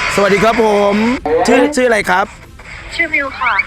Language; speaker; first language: Thai; native; Thai